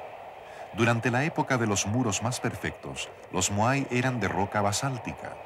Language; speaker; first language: Spanish; native; Spanish